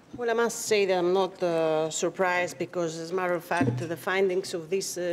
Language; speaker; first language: English; non-native, fluent; Greek